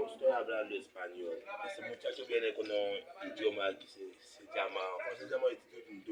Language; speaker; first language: Spanish; non-native, learner; Haitian Creole